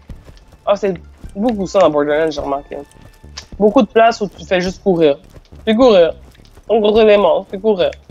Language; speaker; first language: French; native; French